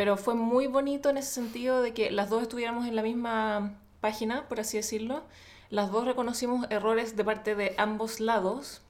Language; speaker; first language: Spanish; native; Spanish